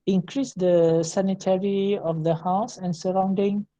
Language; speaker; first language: English; non-native, local second language; Malay